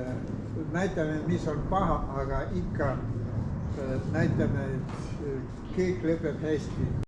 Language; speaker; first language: Estonian; non-native, learner; Ukrainian